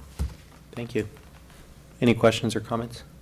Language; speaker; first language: English; native; English